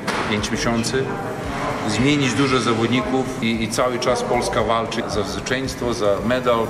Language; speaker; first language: Polish; non-native, learner; Serbian